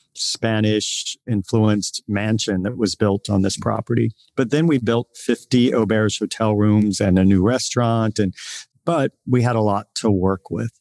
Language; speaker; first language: English; native; English